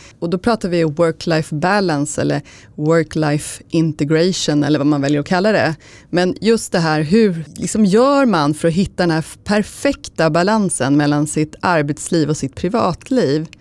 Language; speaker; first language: Swedish; native; Swedish